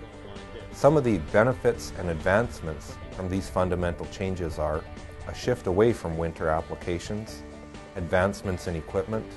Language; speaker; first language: English; native; English